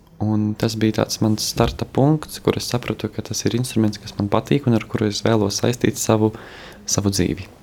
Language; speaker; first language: Latvian; native; Latvian